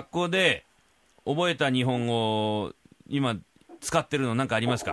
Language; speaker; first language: Japanese; native; Japanese